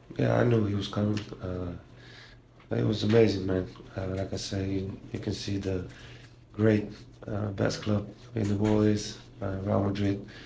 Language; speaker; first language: English; non-native, fluent; Slovenian